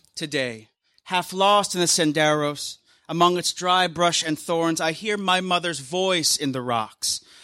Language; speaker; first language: English; native; English